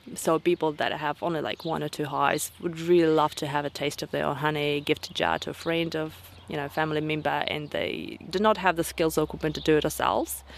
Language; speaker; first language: English; non-native, fluent; Russian